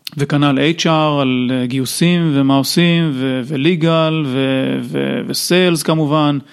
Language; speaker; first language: Hebrew; native; Hebrew